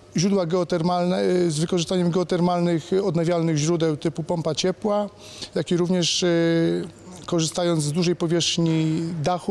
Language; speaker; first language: Polish; native; Polish